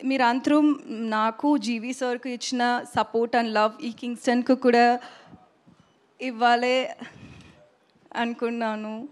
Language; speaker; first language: Telugu; non-native, learner; Tamil